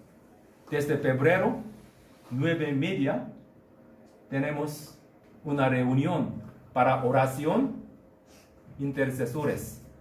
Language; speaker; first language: Spanish; non-native, learner; Korean